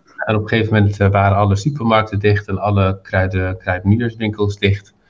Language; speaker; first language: Dutch; non-native, fluent; Arabic